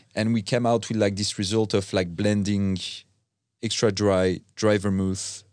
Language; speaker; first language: English; non-native, fluent; French